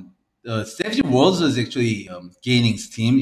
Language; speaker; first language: English; early bilingual, other home language; Korean